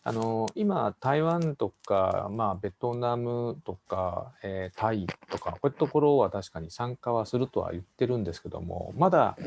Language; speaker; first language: Japanese; native; Japanese